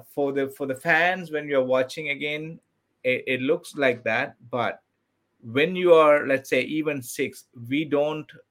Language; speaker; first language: English; non-native, local second language; Tamil